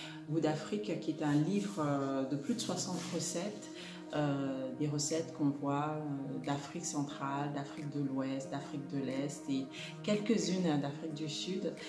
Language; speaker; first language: French; non-native, local second language; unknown